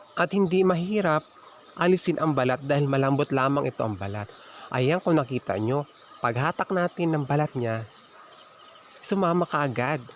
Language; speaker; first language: Filipino; native; Filipino